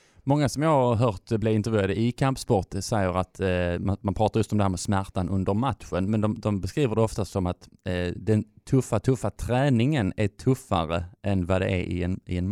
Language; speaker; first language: Swedish; native; Swedish